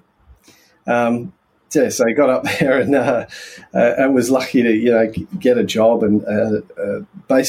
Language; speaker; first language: English; native; English